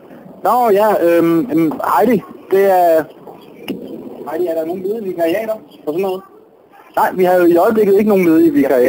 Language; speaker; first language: Danish; native; Danish